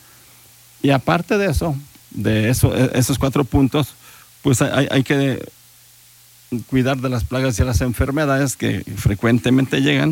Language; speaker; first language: Spanish; native; Spanish